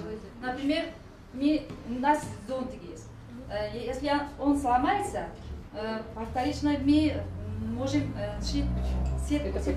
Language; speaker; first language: Russian; non-native, learner; Persian